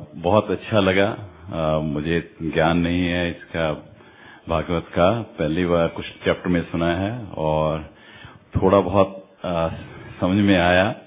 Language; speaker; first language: Hindi; non-native, local second language; Punjabi